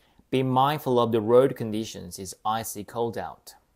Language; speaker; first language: English; non-native, fluent; Korean